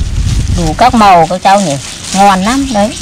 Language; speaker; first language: Vietnamese; native; Vietnamese